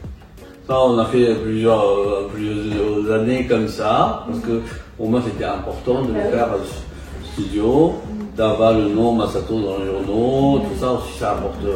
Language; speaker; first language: French; non-native, fluent; Japanese